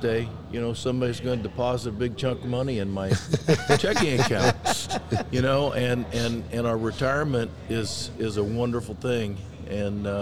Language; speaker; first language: English; native; English